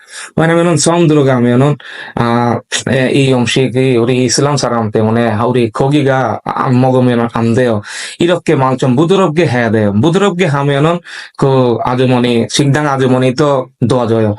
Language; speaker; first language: Korean; non-native, learner; Bangla